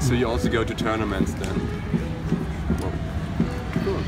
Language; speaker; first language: English; non-native, fluent; German